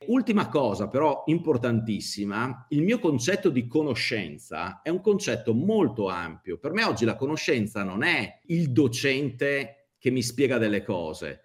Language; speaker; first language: Italian; native; Italian